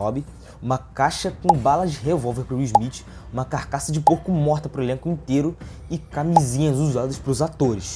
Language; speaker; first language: Portuguese; native; Portuguese